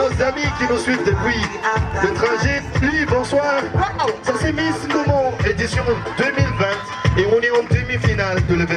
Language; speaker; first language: French; non-native, local second language; Rundi